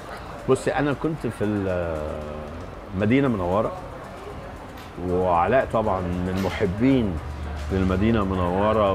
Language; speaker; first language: Arabic; native; Arabic